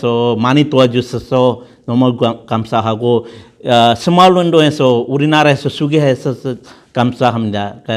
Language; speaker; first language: Korean; non-native, learner; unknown